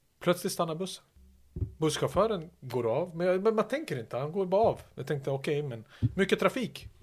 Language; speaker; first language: Swedish; early bilingual, other home language; Serbian